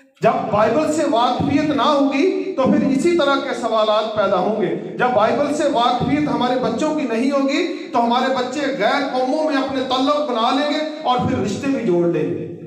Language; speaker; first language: Urdu; non-native, local second language; Punjabi